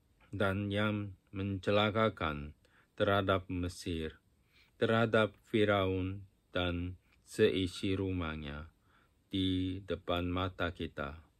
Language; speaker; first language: Indonesian; non-native, fluent; Japanese